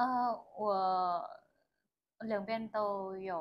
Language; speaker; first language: Chinese; non-native, learner; Vietnamese